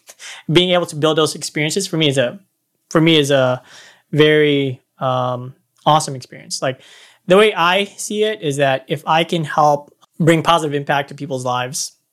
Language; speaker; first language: English; non-native, local second language; Filipino